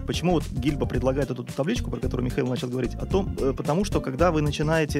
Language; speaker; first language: Russian; native; Russian